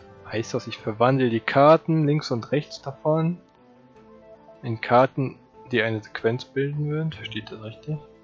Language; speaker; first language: German; native; German